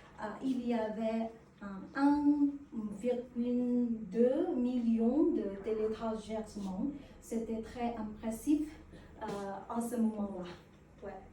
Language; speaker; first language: French; non-native, learner; Vietnamese